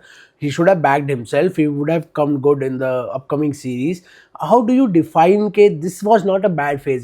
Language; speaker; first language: English; non-native, local second language; Hindi